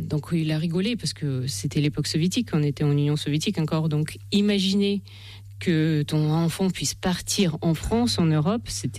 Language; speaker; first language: French; non-native, fluent; Russian